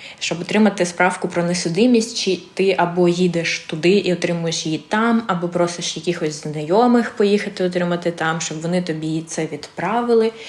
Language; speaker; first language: Ukrainian; early bilingual, other home language; Armenian